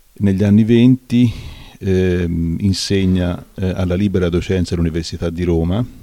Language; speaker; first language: Italian; native; Italian